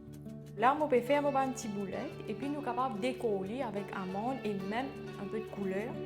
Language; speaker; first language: French; non-native, local second language; Morisyen